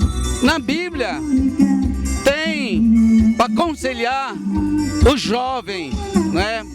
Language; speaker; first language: Portuguese; non-native, local second language; Ticuna